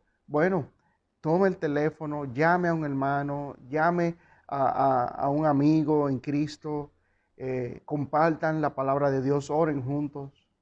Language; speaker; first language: Spanish; native; Spanish